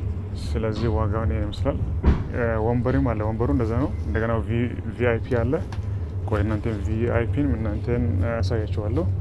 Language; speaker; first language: Amharic; non-native, local second language; Oromo